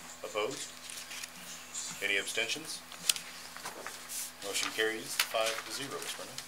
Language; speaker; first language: English; native; English